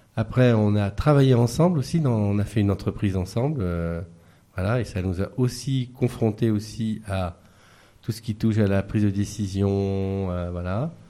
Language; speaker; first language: French; native; French